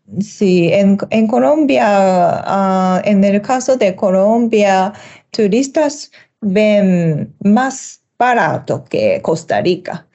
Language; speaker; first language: Spanish; non-native, learner; Japanese